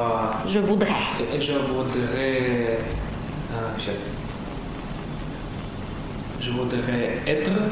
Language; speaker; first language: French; non-native, learner; Russian